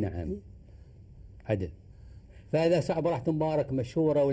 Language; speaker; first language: Arabic; native; Arabic